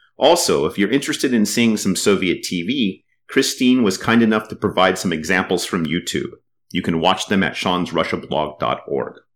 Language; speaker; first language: English; native; English